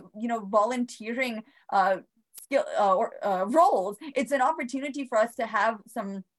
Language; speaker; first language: English; early bilingual, other home language; Bosnian